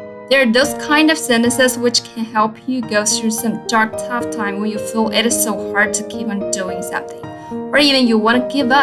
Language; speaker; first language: English; non-native, fluent; Chinese